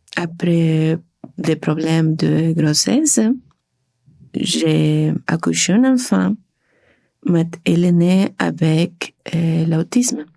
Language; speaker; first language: French; non-native, learner; Spanish